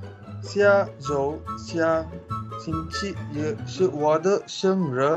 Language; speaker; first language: Chinese; non-native, learner; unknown